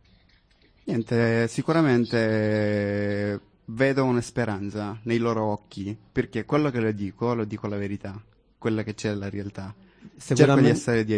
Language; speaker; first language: Italian; non-native, fluent; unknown